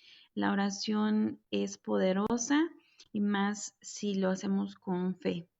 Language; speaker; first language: Spanish; native; Spanish